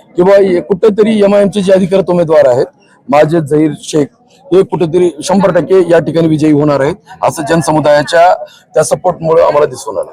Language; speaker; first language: Marathi; non-native, local second language; Urdu